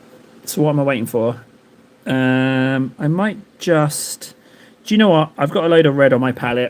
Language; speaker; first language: English; native; English